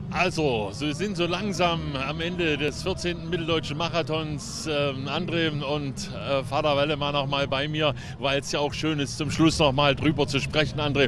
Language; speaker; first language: German; native; German